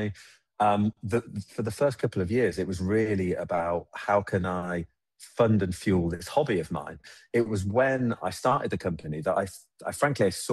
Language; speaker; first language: English; native; English